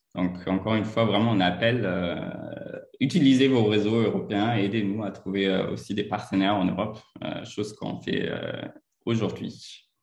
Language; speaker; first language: French; non-native, fluent; German